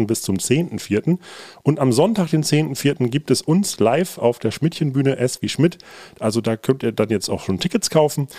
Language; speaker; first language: German; native; German